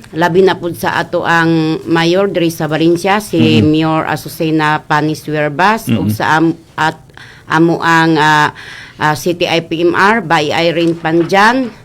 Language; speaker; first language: Cebuano; non-native, local second language; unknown